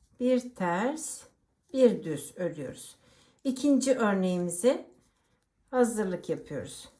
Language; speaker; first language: Turkish; native; Turkish